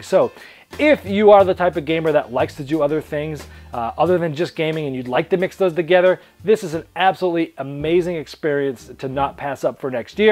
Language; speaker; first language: English; native; English